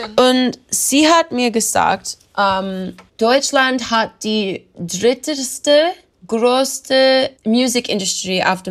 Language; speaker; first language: German; non-native, learner; English